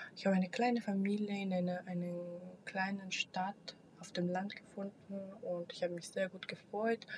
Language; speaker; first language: German; non-native, fluent; Russian